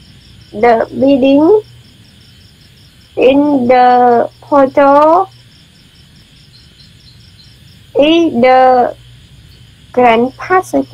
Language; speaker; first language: English; non-native, learner; Khmer